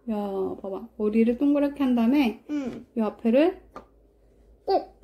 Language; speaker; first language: Korean; native; Korean